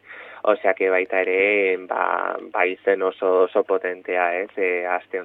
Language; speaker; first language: Basque; native; Basque